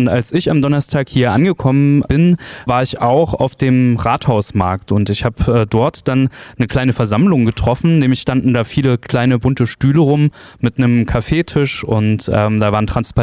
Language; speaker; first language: German; native; German